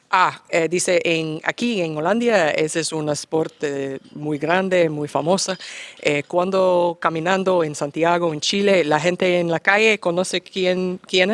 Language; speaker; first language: Spanish; non-native, learner; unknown